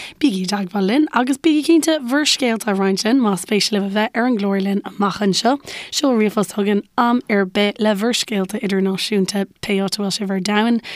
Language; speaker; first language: Irish; native; Irish